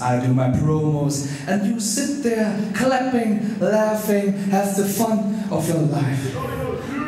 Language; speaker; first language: English; non-native, fluent; German